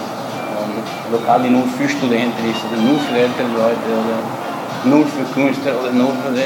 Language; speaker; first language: German; non-native, fluent; Italian